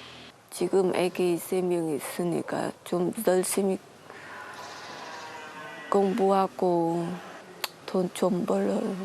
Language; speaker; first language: Korean; non-native, learner; Vietnamese